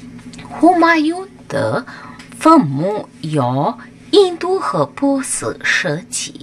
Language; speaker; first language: Chinese; non-native, fluent; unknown